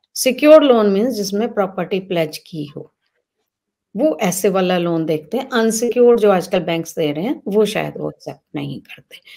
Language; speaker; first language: Hindi; native; Hindi